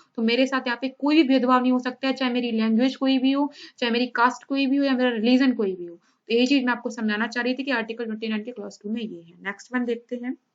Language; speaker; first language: Hindi; native; Hindi